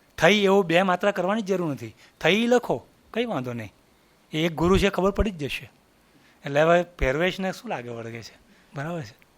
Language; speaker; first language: Gujarati; native; Gujarati